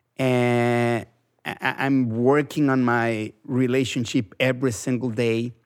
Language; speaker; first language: English; non-native, fluent; Spanish